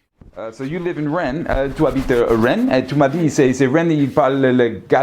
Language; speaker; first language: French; non-native, learner; English